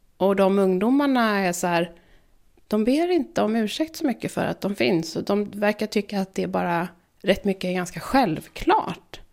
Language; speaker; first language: Swedish; native; Swedish